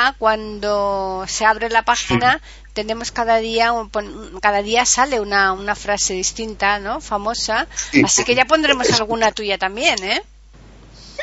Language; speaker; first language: Spanish; native; Spanish